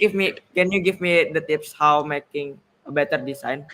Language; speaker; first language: English; non-native, learner; Indonesian